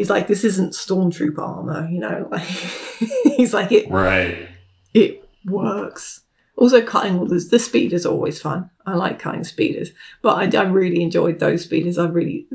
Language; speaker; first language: English; native; English